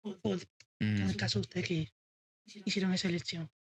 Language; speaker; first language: Spanish; native; Spanish